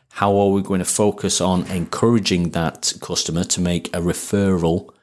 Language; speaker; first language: English; native; English